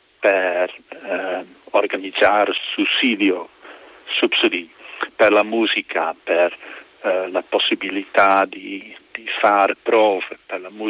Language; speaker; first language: Italian; non-native, fluent; Dutch